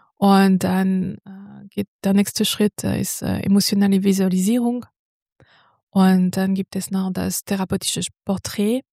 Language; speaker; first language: German; non-native, fluent; French